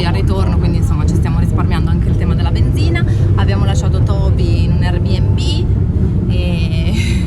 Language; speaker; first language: Italian; native; Italian